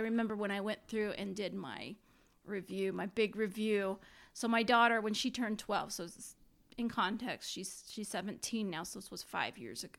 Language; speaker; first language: English; native; English